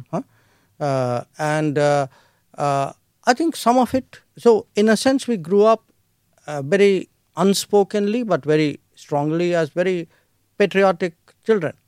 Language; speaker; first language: English; non-native, local second language; Hindi